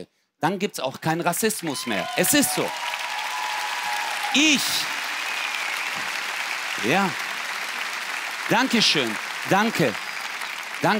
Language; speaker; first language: German; early bilingual, other home language; Turkish